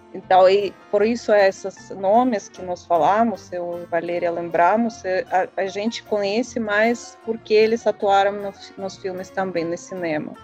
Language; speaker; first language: Portuguese; non-native, learner; Russian